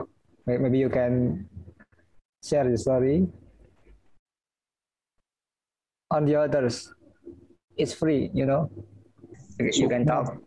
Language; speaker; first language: English; non-native, learner; Indonesian